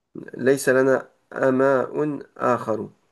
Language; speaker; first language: Arabic; non-native, learner; French